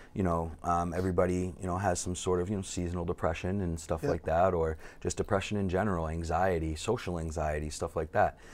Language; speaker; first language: English; native; English